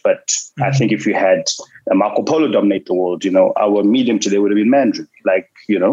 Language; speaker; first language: English; non-native, local second language; Xhosa